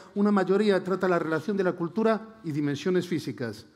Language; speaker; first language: Spanish; native; Spanish